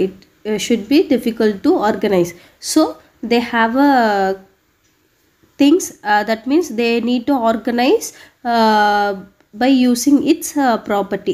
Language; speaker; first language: English; non-native, local second language; Tamil